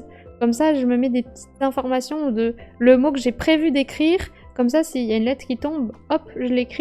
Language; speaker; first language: French; native; French